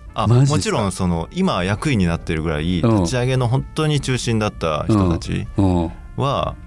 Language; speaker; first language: Japanese; native; Japanese